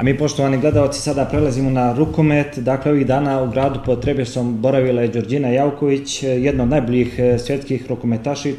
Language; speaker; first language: Serbian; native; Serbian